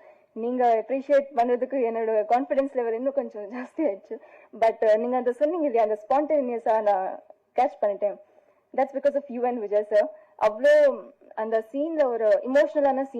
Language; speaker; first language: Tamil; non-native, fluent; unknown